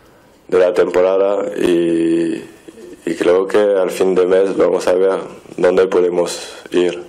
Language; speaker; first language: Spanish; non-native, fluent; French